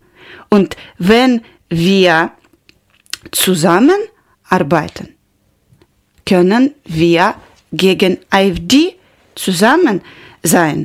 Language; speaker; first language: German; non-native, learner; Ukrainian